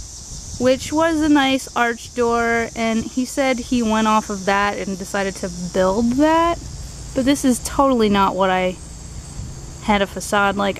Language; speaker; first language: English; native; English